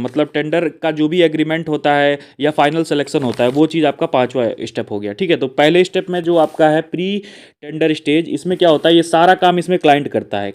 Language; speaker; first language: Hindi; native; Hindi